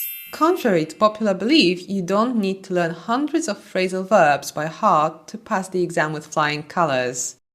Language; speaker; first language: English; non-native, fluent; Polish